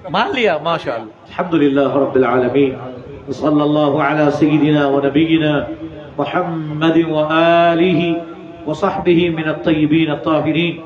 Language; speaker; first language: Bangla; non-native, local second language; Urdu